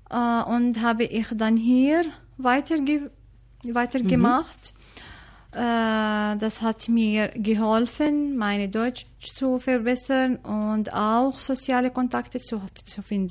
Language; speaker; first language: German; non-native, learner; Arabic